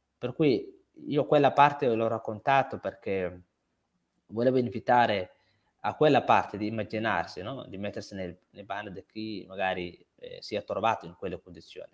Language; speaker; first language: Italian; non-native, fluent; Somali